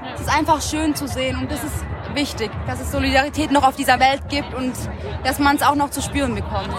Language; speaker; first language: German; native; German